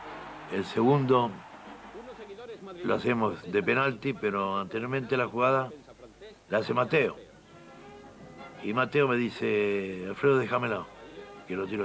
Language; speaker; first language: Spanish; native; Spanish